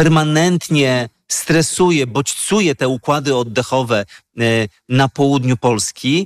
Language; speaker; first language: Polish; native; Polish